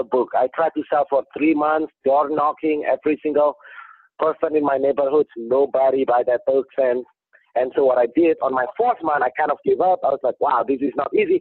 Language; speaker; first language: English; non-native, fluent; Indonesian